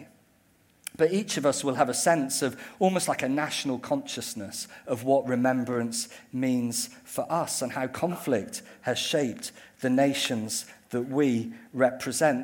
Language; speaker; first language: English; native; English